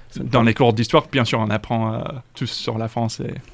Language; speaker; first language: French; non-native, fluent; English